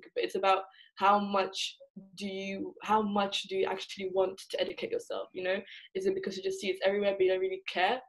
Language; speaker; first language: English; native; English